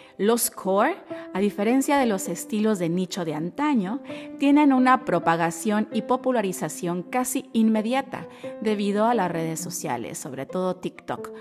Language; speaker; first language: Spanish; native; Spanish